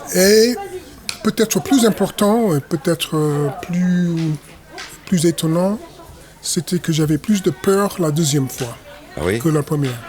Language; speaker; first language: French; non-native, fluent; English